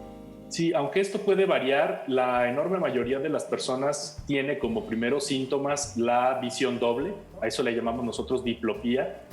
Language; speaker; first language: Spanish; native; Spanish